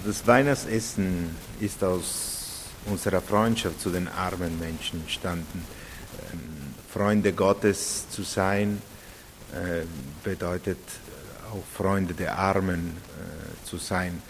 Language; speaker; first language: German; non-native, fluent; Italian